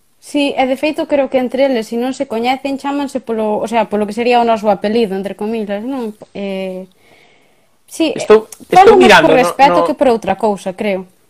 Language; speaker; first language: Galician; native; Galician